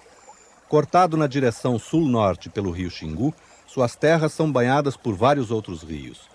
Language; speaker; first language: Portuguese; native; Portuguese